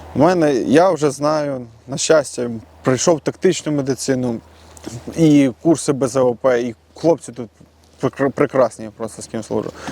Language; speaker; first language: Ukrainian; non-native, local second language; Russian